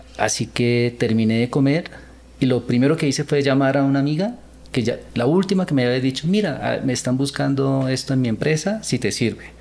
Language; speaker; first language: Spanish; early bilingual, other home language; Korean